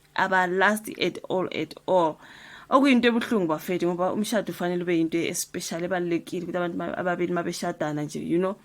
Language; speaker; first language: Zulu; native; Zulu